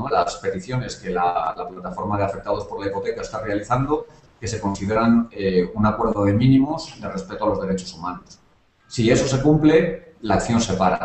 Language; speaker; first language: Spanish; native; Spanish